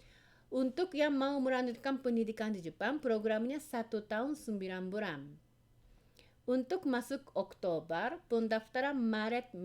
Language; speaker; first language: Indonesian; non-native, fluent; Japanese